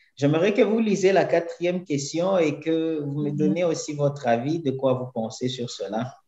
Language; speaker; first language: French; native; French